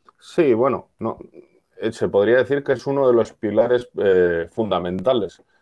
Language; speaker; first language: Spanish; native; Spanish